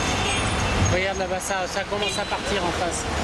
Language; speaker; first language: French; native; French